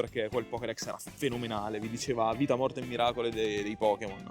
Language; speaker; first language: Italian; native; Italian